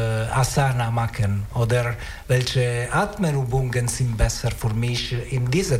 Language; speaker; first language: German; non-native, learner; Italian